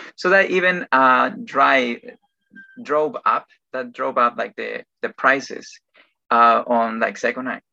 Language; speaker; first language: English; non-native, fluent; Spanish